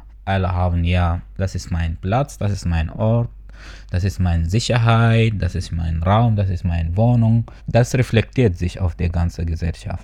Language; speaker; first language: German; non-native, fluent; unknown